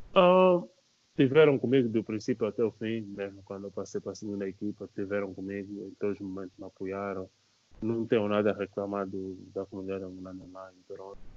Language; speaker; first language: Portuguese; native; Portuguese